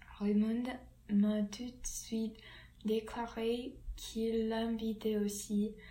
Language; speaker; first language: French; non-native, learner; English